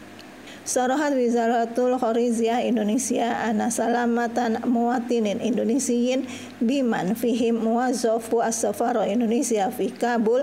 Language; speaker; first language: Arabic; non-native, learner; Indonesian